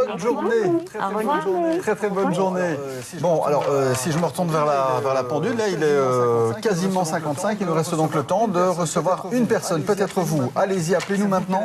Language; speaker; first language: French; native; French